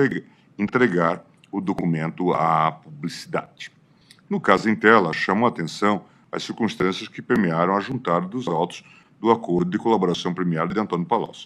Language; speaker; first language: Portuguese; native; Portuguese